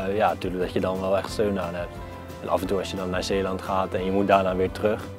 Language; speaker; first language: Dutch; native; Dutch